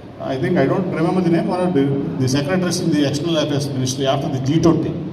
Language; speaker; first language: English; non-native, local second language; Telugu